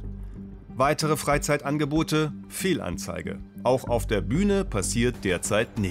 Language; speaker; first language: German; native; German